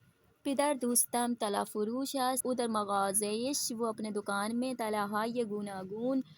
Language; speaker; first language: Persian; non-native, fluent; Urdu